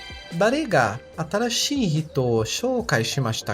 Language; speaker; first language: Japanese; non-native, learner; Portuguese